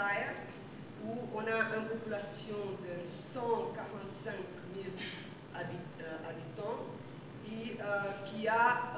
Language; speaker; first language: French; non-native, fluent; Portuguese